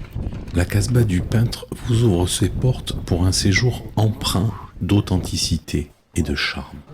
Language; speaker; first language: French; native; French